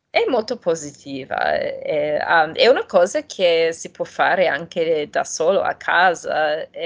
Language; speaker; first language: Italian; non-native, fluent; English